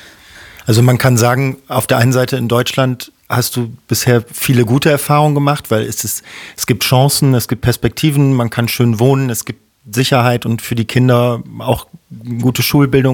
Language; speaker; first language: German; native; German